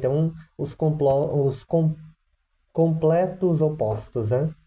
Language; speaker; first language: Portuguese; native; Portuguese